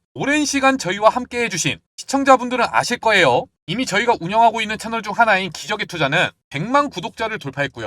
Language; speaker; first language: Korean; native; Korean